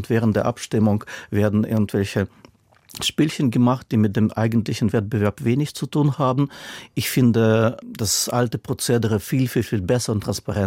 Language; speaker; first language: German; non-native, fluent; Russian